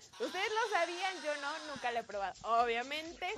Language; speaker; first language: Spanish; native; Spanish